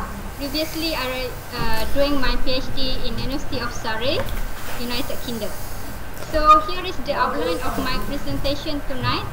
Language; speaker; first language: English; non-native, local second language; Malay